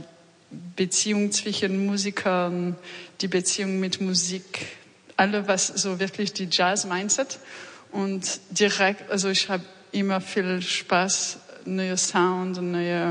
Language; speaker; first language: German; non-native, learner; French